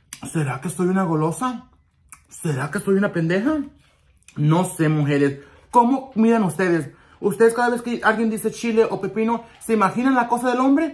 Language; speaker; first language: Spanish; early bilingual, heritage; Spanish